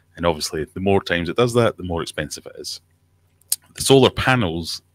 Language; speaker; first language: English; native; English